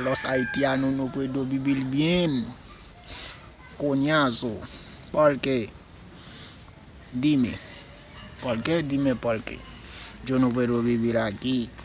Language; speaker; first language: Spanish; non-native, learner; Haitian Creole